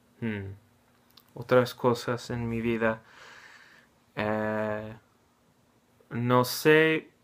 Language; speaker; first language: Spanish; non-native, learner; English